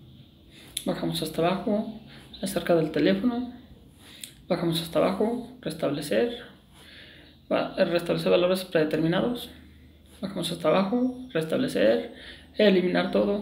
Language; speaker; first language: Spanish; native; Spanish